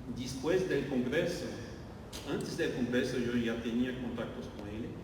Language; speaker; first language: Portuguese; non-native, learner; French